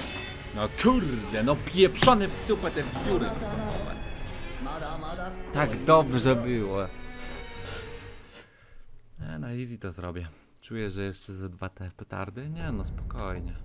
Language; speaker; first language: Polish; native; Polish